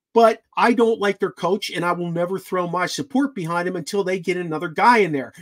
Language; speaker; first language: English; native; English